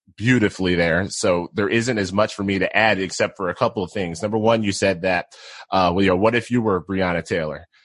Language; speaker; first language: English; native; English